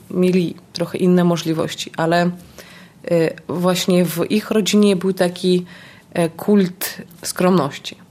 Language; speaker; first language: Polish; non-native, fluent; Russian